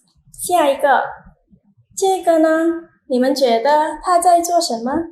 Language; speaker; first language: Chinese; non-native, fluent; Indonesian